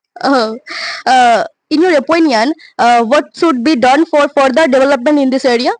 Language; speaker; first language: English; non-native, learner; Bangla